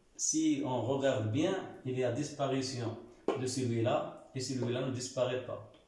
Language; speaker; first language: French; non-native, local second language; Arabic